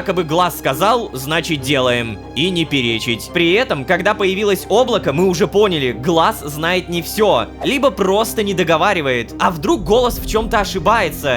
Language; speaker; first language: Russian; native; Russian